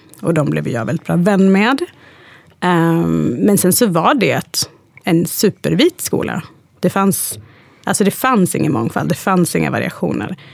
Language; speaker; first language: Swedish; early bilingual, other home language; Arabic